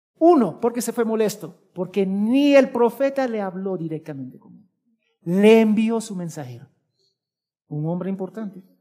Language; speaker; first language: Spanish; early bilingual, heritage; Spanish